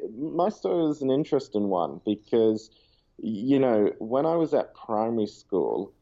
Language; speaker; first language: English; native; English